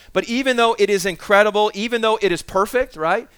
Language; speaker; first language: English; native; English